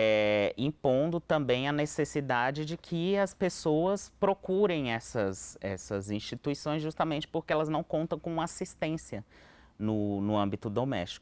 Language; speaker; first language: Portuguese; native; Portuguese